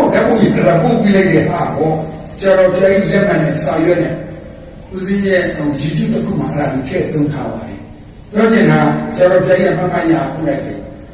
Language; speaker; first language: Burmese; native; Burmese